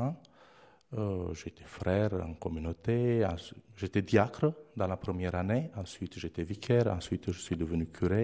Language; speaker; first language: French; non-native, fluent; Romanian